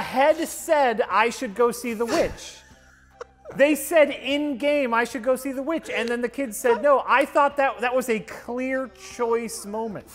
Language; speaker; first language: English; native; English